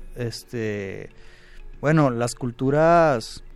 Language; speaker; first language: Spanish; native; Spanish